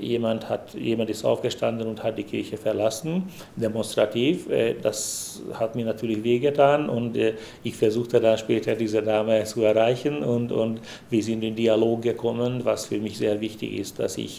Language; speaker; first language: German; non-native, fluent; Hungarian